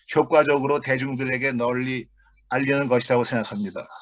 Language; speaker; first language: Korean; native; Korean